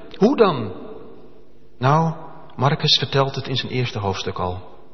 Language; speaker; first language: Dutch; native; Dutch